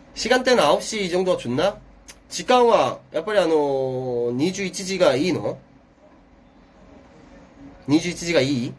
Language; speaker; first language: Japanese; non-native, fluent; Korean